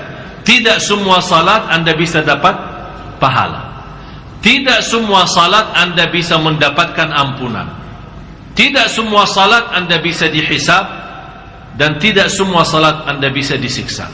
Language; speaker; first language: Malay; non-native, fluent; Arabic